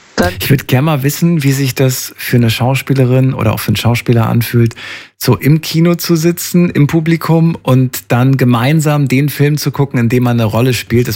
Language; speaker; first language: German; native; German